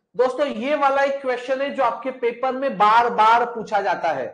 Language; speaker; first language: Hindi; non-native, local second language; Marathi